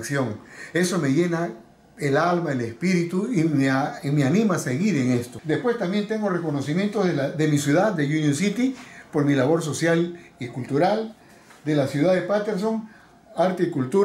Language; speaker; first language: Spanish; native; Spanish